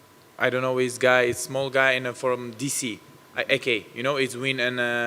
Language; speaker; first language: English; non-native, learner; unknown